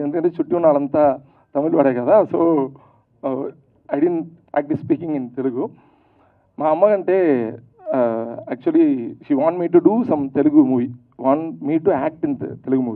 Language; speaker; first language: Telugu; early bilingual, heritage; Telugu